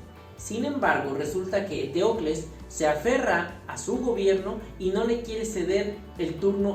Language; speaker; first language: Spanish; native; Spanish